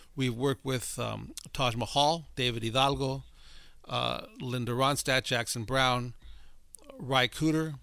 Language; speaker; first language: English; native; English